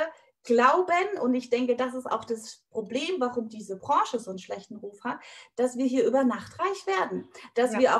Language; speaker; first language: German; native; German